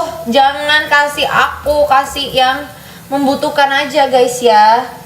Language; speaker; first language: Indonesian; native; Indonesian